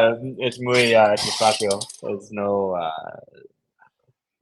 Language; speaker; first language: Spanish; non-native, learner; English